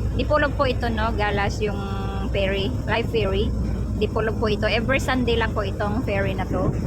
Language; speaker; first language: Filipino; non-native, local second language; Cebuano